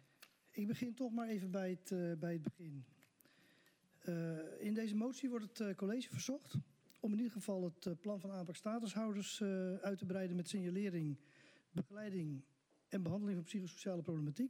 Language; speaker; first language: Dutch; native; Dutch